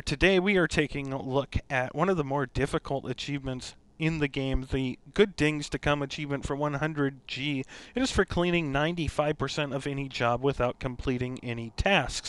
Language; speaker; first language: English; native; English